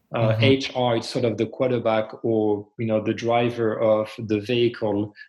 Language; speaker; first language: English; non-native, fluent; French